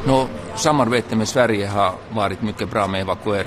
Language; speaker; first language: Swedish; non-native, local second language; Finnish